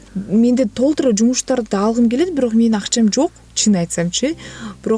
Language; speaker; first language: Kyrgyz; non-native, local second language; Russian